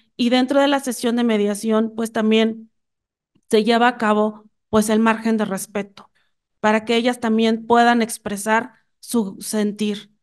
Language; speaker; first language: Spanish; non-native, local second language; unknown